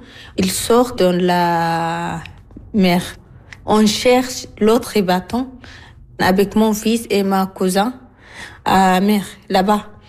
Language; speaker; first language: French; non-native, learner; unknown